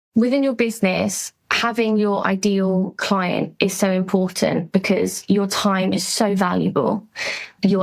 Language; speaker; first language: English; native; English